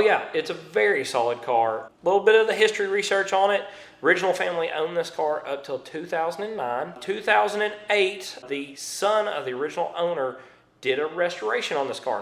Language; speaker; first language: English; native; English